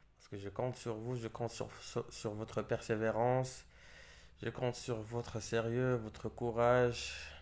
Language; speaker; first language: French; non-native, local second language; Arabic